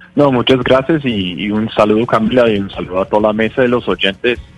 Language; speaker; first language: Spanish; non-native, fluent; English